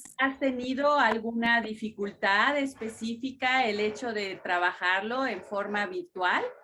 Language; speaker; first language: Spanish; native; Spanish